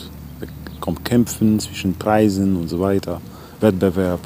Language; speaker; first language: German; non-native, learner; Polish